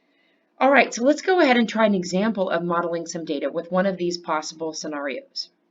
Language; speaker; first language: English; native; English